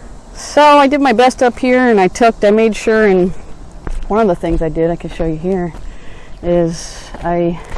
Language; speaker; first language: English; native; English